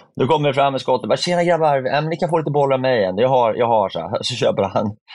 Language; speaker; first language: Swedish; native; Swedish